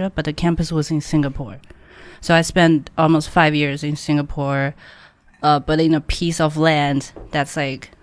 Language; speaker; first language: English; non-native, fluent; Chinese